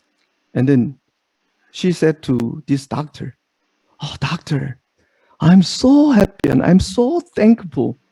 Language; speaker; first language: English; non-native, fluent; Korean